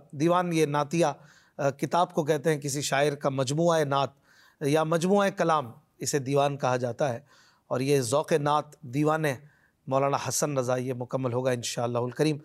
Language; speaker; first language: Urdu; native; Urdu